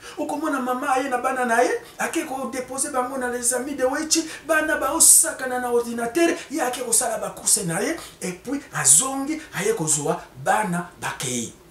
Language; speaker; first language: Lingala; non-native, local second language; Swahili